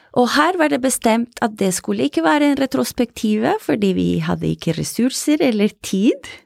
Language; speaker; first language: Norwegian; non-native, fluent; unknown